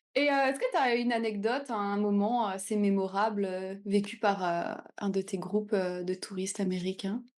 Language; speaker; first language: French; native; French